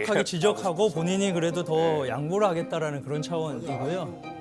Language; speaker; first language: Korean; native; Korean